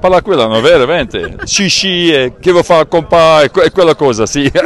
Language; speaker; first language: Italian; non-native, learner; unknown